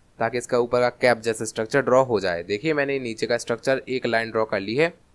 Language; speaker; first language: Hindi; native; Hindi